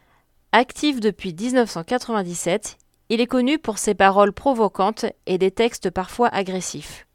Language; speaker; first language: French; native; French